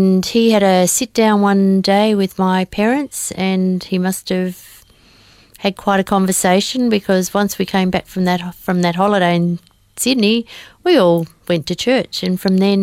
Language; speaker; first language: English; native; English